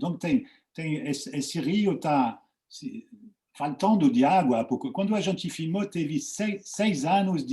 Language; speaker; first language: Portuguese; non-native, fluent; French